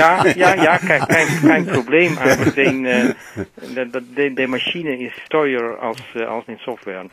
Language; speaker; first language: German; non-native, learner; Dutch